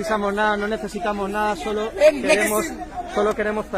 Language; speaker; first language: Spanish; native; Spanish